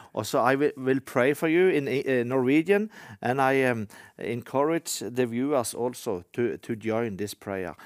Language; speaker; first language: English; non-native, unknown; Norwegian